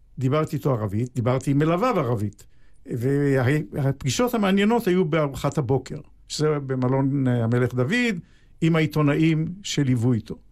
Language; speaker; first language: Hebrew; native; Hebrew